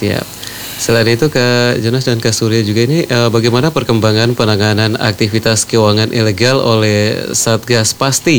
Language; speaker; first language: Indonesian; native; Indonesian